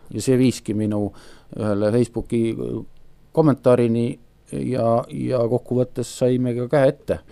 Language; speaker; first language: Estonian; native; Estonian